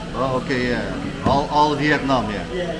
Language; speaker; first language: English; non-native, learner; Turkish